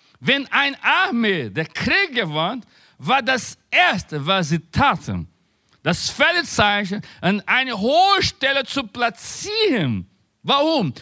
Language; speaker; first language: German; non-native, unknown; Spanish